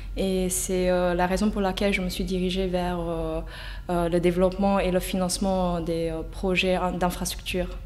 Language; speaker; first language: French; non-native, fluent; Chinese